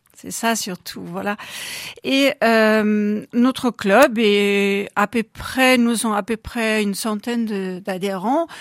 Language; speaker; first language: French; non-native, fluent; German